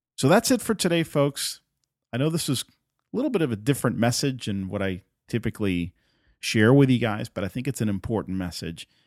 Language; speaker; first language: English; non-native, fluent; Spanish